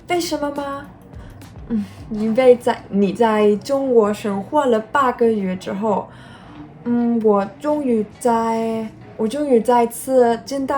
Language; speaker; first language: Chinese; non-native, learner; German